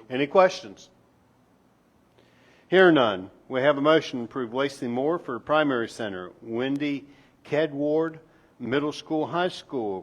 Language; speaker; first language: English; native; English